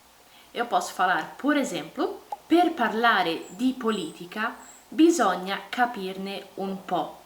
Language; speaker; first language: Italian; non-native, fluent; Portuguese